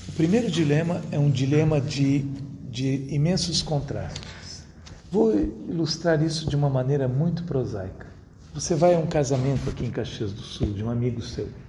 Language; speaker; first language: Portuguese; non-native, local second language; Italian